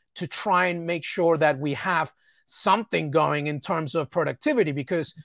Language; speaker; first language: English; native; English